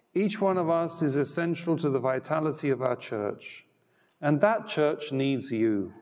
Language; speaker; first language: English; native; English